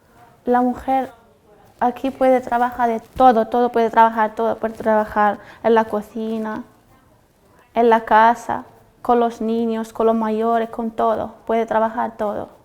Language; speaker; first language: Spanish; non-native, learner; Arabic